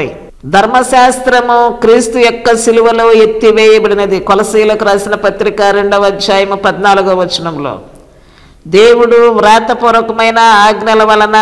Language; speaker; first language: Telugu; native; Telugu